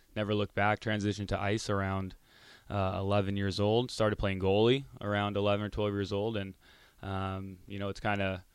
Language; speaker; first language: English; native; English